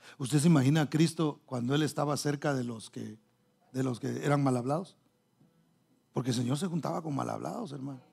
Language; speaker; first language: Spanish; early bilingual, heritage; Spanish